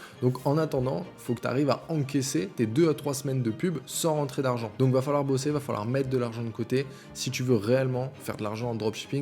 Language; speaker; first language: French; native; French